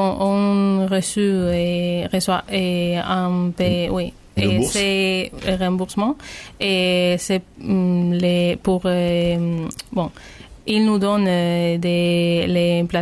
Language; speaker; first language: French; non-native, learner; Spanish